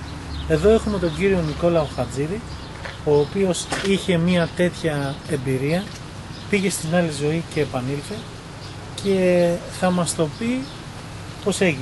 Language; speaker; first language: Greek; native; Greek